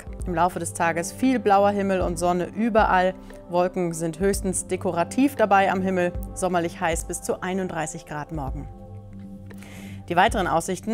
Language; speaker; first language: German; native; German